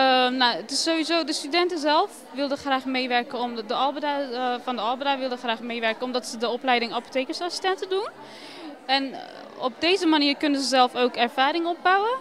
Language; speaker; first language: Dutch; early bilingual, other home language; Turkish